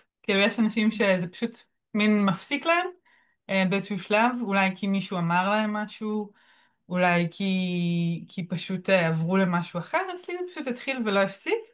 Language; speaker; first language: Hebrew; native; Hebrew